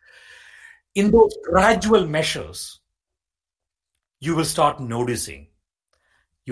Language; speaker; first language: English; non-native, local second language; Malayalam